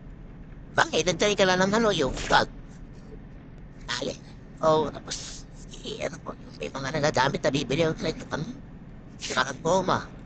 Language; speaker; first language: Filipino; native; Filipino